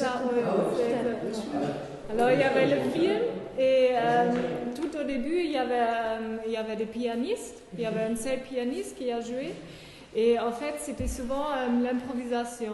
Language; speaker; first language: French; non-native, fluent; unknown